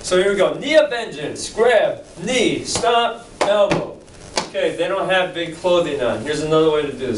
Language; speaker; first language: English; native; English